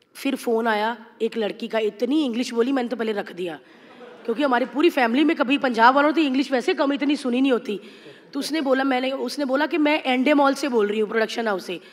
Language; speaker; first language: Hindi; native; Hindi